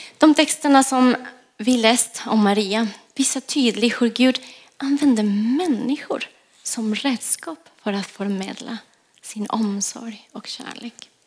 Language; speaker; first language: Swedish; non-native, fluent; Spanish